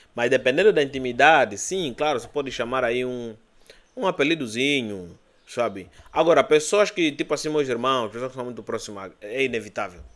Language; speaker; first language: Portuguese; native; Portuguese